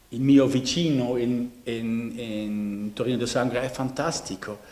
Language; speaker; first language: Italian; non-native, learner; Dutch